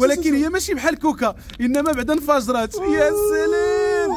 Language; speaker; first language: Arabic; native; Arabic